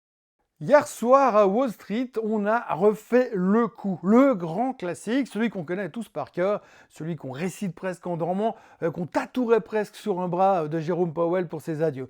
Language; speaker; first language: French; native; French